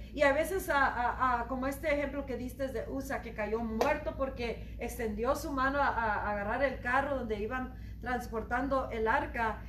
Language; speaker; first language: Spanish; early bilingual, heritage; Spanish